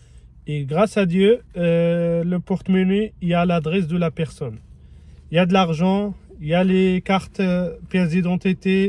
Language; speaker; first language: French; non-native, fluent; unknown